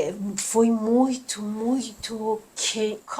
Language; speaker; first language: Portuguese; non-native, learner; Persian